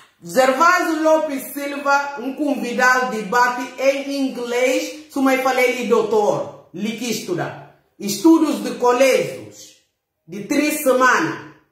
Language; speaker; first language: Portuguese; non-native, local second language; Upper Guinea Crioulo